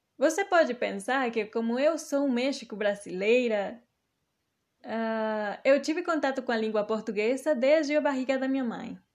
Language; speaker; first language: Portuguese; early bilingual, heritage; Portuguese